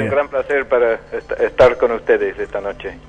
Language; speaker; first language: Spanish; non-native, fluent; English